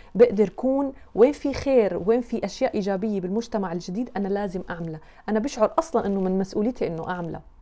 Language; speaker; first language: Arabic; native; Arabic